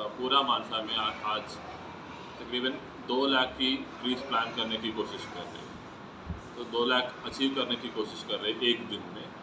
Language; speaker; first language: Hindi; non-native, local second language; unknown